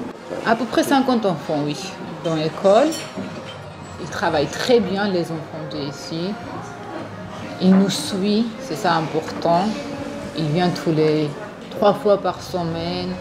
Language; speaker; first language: French; non-native, fluent; Georgian